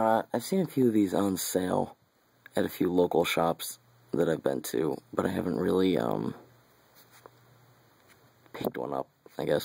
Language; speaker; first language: English; native; English